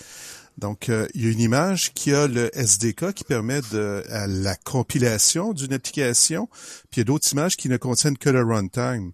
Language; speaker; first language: French; native; French